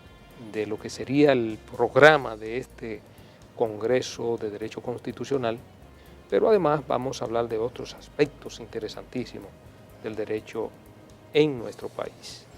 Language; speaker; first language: Spanish; native; Spanish